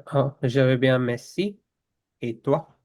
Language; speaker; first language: French; non-native, learner; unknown